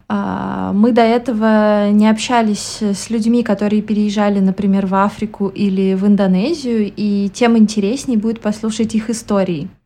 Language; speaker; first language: Russian; native; Russian